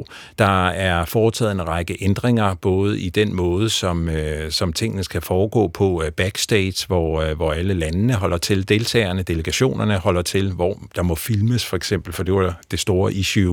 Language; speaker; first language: Danish; native; Danish